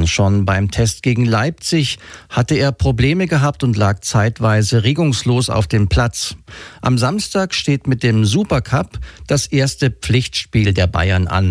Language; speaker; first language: German; native; German